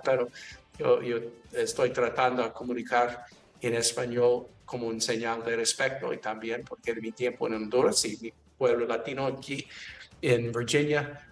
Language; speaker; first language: Spanish; non-native, learner; English